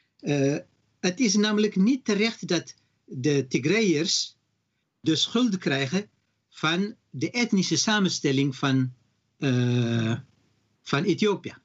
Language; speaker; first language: Dutch; non-native, fluent; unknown